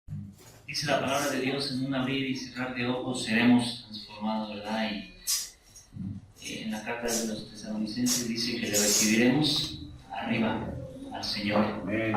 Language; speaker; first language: Spanish; native; Spanish